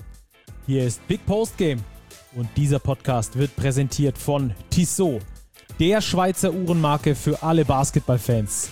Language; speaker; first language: German; native; German